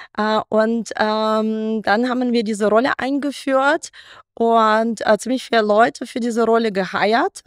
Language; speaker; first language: German; non-native, fluent; Russian